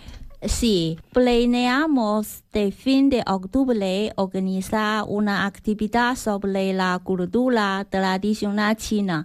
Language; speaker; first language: Spanish; non-native, learner; Chinese